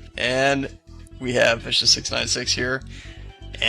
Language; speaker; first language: English; native; English